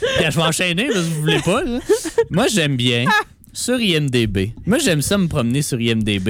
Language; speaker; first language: French; native; French